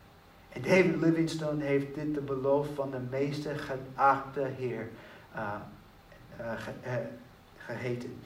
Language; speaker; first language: Dutch; non-native, learner; English